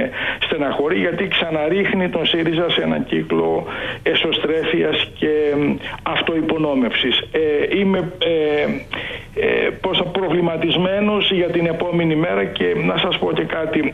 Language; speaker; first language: Greek; native; Greek